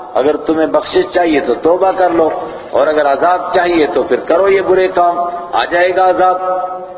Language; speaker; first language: Urdu; non-native, local second language; Kashmiri